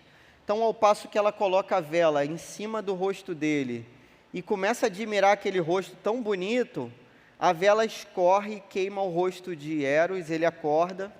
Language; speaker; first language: Portuguese; native; Portuguese